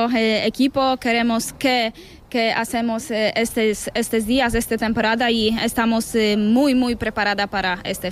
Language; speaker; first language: Spanish; non-native, learner; Polish